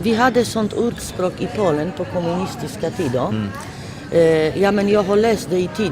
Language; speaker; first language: Swedish; non-native, fluent; Polish